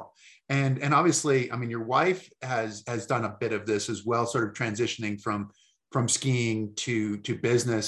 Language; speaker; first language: English; native; English